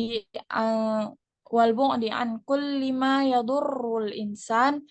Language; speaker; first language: Arabic; non-native, learner; Indonesian